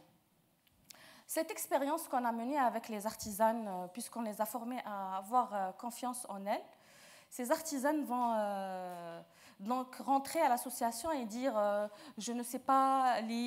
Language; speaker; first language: French; non-native, local second language; Arabic